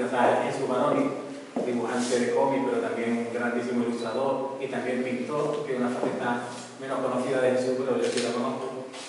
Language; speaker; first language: Spanish; native; Spanish